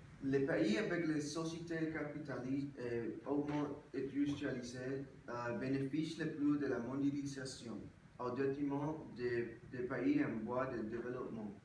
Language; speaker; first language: French; non-native, learner; English